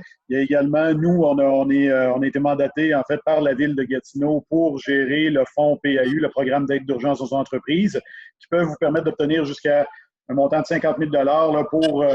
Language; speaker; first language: French; native; French